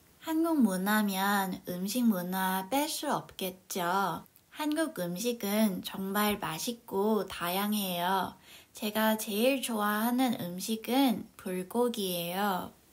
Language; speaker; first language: Korean; non-native, fluent; Cantonese